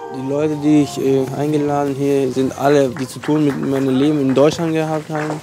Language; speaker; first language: German; non-native, fluent; Albanian